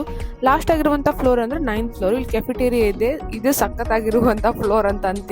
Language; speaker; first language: Kannada; native; Kannada